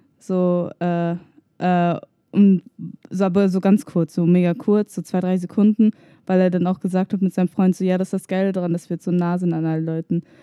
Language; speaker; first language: German; native; German